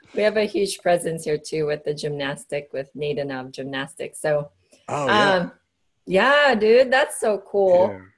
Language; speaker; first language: English; non-native, local second language; Cebuano